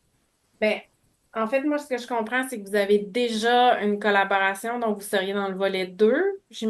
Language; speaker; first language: French; native; French